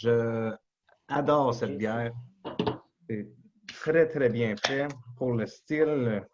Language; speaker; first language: French; non-native, local second language; English